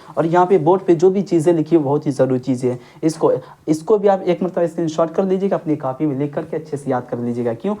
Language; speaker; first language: Urdu; native; Urdu